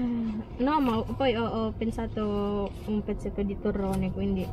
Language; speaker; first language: Italian; non-native, fluent; Indonesian